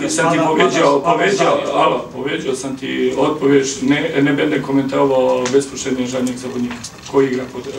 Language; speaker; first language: Polish; non-native, learner; Serbian